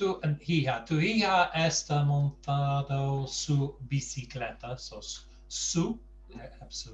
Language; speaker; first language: Spanish; non-native, fluent; English